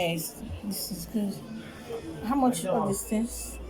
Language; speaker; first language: English; non-native, learner; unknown